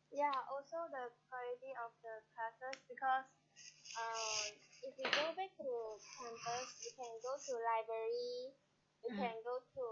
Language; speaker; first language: English; non-native, learner; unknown